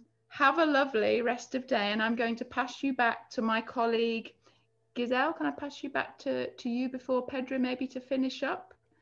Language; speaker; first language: English; native; English